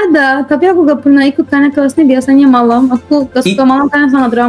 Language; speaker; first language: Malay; non-native, fluent; Turkish